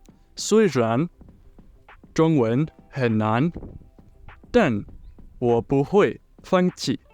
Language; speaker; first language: Chinese; non-native, learner; German